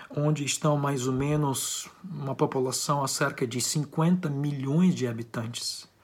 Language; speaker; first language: Portuguese; non-native, fluent; Ukrainian